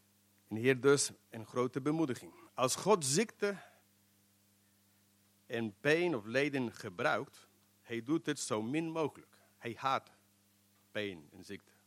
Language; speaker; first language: Dutch; non-native, fluent; English